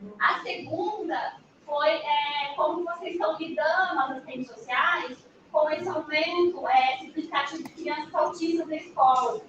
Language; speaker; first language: Portuguese; native; Portuguese